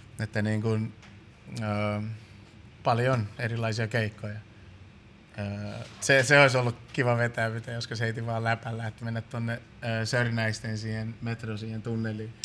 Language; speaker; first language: Finnish; native; Finnish